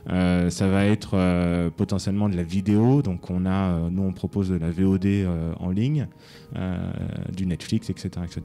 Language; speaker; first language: French; native; French